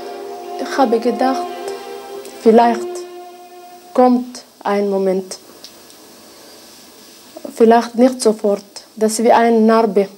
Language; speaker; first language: German; non-native, learner; Hebrew